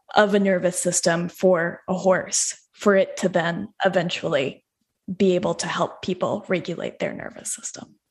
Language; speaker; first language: English; native; English